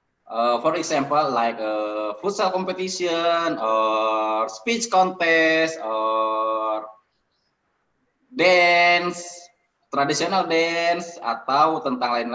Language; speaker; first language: English; non-native, learner; Indonesian